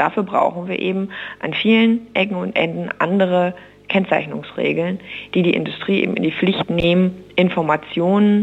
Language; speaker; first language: German; native; German